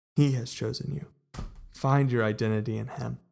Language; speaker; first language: English; native; English